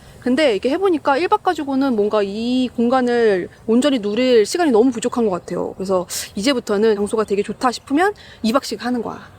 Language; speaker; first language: Korean; native; Korean